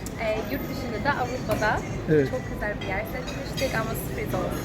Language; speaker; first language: Turkish; non-native, fluent; English